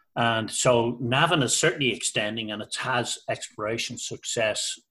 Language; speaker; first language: English; native; English